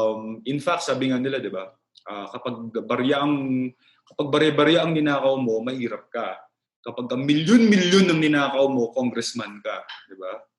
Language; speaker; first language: Filipino; native; Filipino